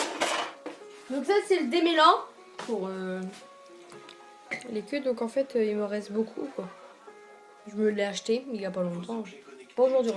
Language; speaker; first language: French; native; French